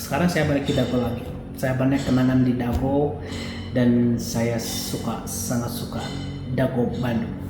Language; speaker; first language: Indonesian; non-native, fluent; Arabic